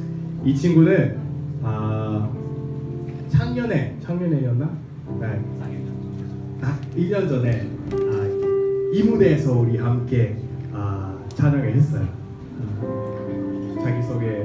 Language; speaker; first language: Korean; non-native, fluent; English